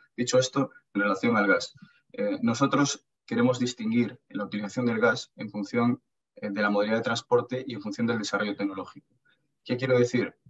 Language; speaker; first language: Spanish; native; Spanish